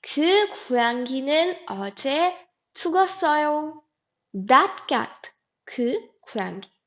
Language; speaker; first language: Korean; non-native, fluent; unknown